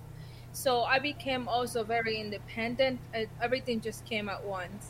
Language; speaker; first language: English; non-native, fluent; Spanish